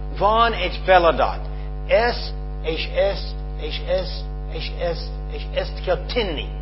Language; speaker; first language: Hungarian; non-native, fluent; English